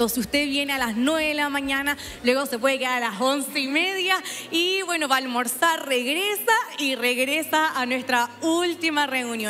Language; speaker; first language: Spanish; native; Spanish